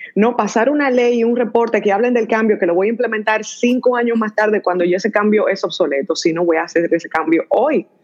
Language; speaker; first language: Spanish; native; Spanish